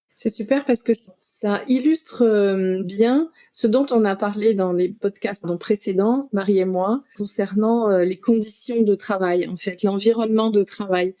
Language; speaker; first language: French; native; French